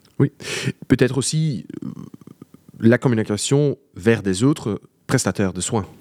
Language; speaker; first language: French; non-native, local second language; Dutch